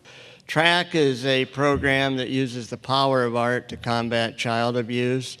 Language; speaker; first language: English; native; English